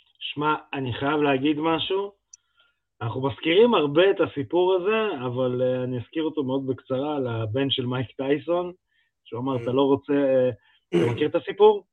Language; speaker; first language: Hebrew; early bilingual, other home language; Russian